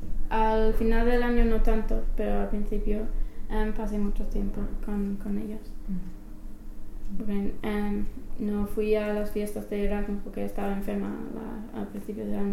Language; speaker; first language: Spanish; non-native, learner; English